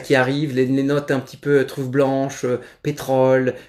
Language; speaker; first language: French; native; French